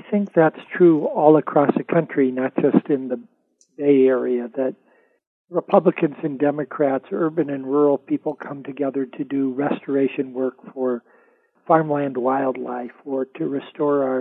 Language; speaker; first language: English; native; English